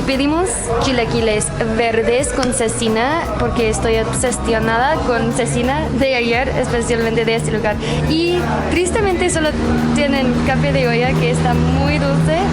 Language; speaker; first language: Spanish; non-native, fluent; English